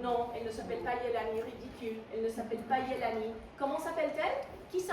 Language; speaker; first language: French; non-native, fluent; Spanish